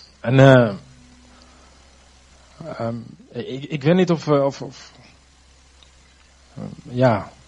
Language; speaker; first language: Dutch; non-native, fluent; Rundi